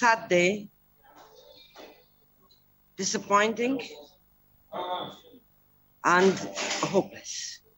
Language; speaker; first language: English; non-native, learner; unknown